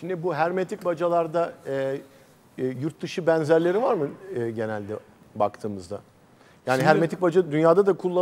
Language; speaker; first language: Turkish; native; Turkish